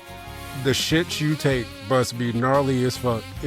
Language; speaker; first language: English; native; English